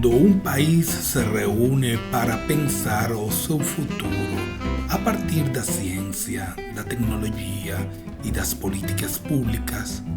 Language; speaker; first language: Portuguese; non-native, fluent; Spanish